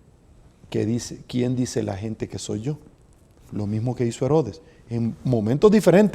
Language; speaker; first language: Spanish; native; Spanish